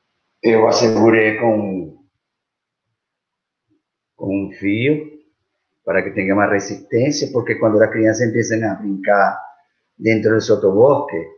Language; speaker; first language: Portuguese; non-native, learner; Spanish